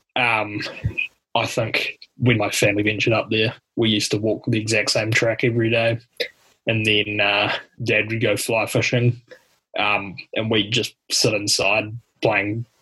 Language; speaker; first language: English; native; English